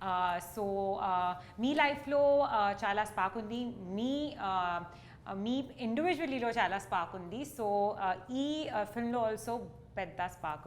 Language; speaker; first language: Telugu; non-native, learner; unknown